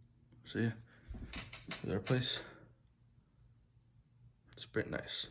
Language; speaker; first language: English; native; English